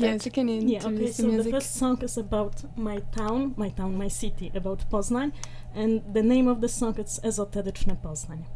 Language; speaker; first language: English; non-native, learner; Polish